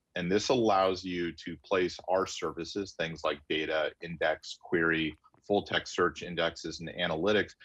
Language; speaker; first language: English; native; English